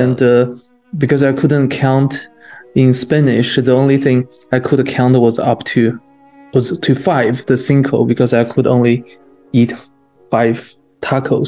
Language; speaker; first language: English; non-native, fluent; Chinese